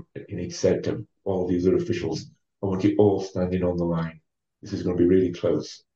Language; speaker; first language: English; native; English